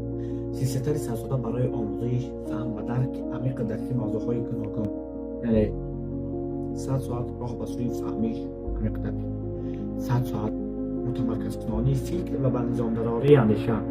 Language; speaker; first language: Persian; non-native, local second language; Tajik